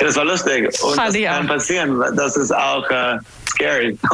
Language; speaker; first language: German; non-native, learner; English